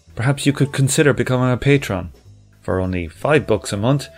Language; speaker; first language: English; native; English